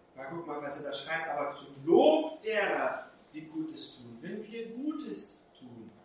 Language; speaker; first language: German; non-native, fluent; Portuguese